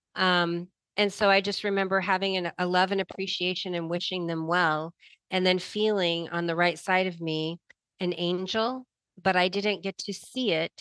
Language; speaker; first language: English; native; English